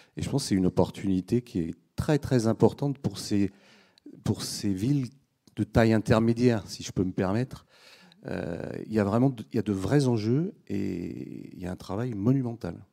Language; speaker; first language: French; native; French